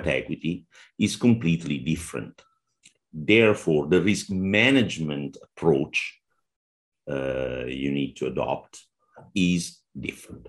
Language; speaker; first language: English; non-native, fluent; Italian